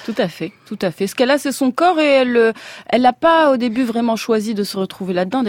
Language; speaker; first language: French; non-native, local second language; Arabic